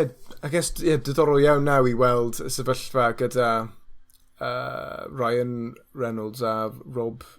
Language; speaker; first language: Welsh; non-native, learner; English